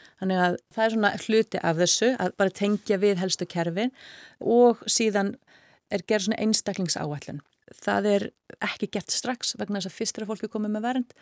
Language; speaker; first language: Icelandic; native; Icelandic